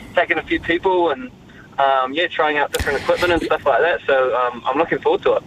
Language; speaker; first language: English; native; English